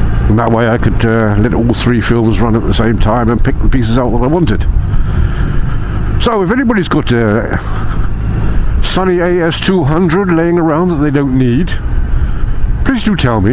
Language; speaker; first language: English; native; English